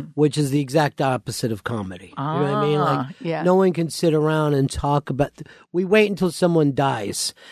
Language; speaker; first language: English; native; English